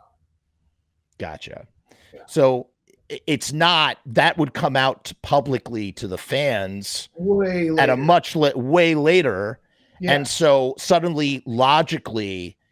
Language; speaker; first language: English; native; English